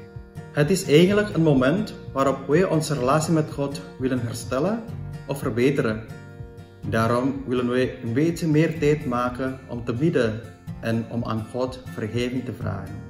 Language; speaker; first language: Dutch; non-native, fluent; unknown